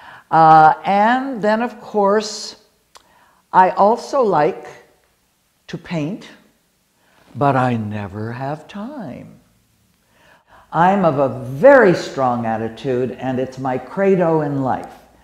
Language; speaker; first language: English; early bilingual, other home language; Lithuanian